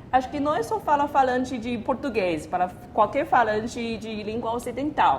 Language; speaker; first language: Portuguese; non-native, fluent; Chinese